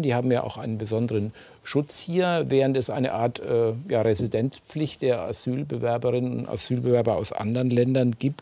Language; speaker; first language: German; native; German